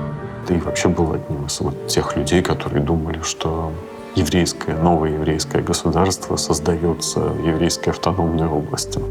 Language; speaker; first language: Russian; native; Russian